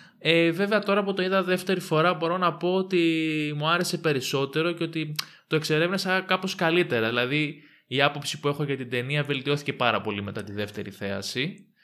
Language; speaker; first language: Greek; native; Greek